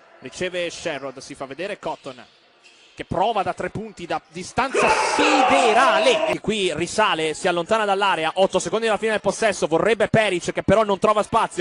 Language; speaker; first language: Italian; native; Italian